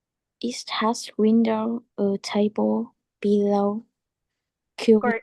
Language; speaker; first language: English; non-native, learner; Chinese